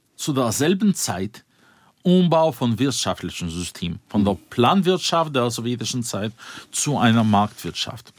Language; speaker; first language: German; non-native, fluent; Russian